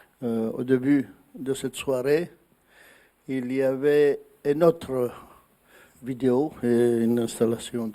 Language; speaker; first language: French; non-native, fluent; Greek